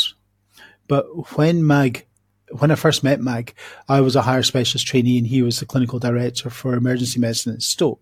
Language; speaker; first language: English; native; English